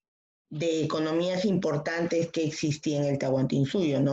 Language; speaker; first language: Spanish; native; Spanish